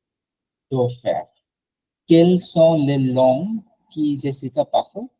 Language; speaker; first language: French; non-native, learner; Bangla